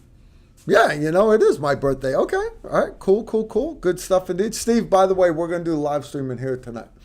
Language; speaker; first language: English; native; English